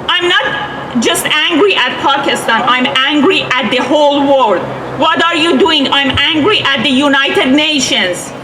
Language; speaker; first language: English; non-native, fluent; Persian